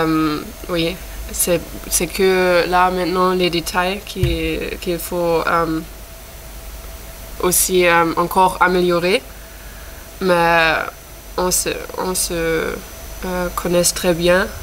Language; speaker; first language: French; non-native, fluent; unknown